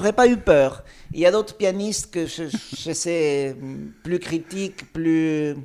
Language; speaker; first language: French; non-native, fluent; Spanish